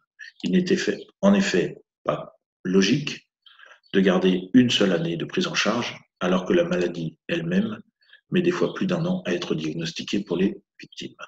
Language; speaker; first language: French; native; French